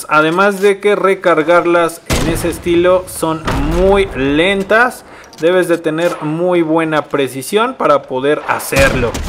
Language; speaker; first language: Spanish; native; Spanish